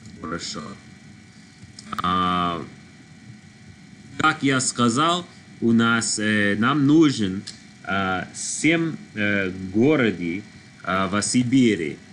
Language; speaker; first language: Russian; non-native, learner; English